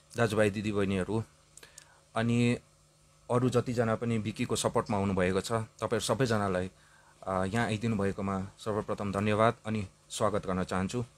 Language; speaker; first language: Nepali; native; Nepali